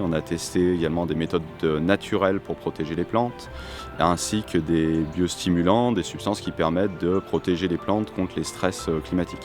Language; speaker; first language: French; native; French